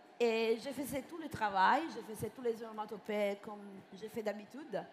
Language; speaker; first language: French; non-native, fluent; Italian